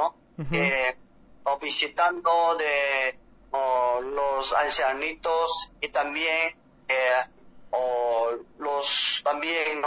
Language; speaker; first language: Spanish; non-native, learner; Korean